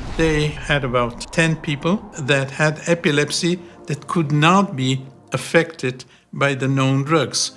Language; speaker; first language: English; non-native, fluent; Bulgarian